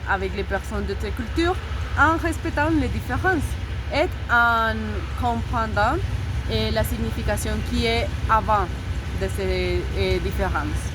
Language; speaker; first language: French; non-native, learner; Spanish